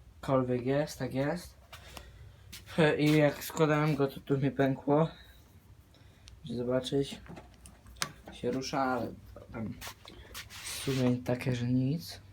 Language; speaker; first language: Polish; native; Polish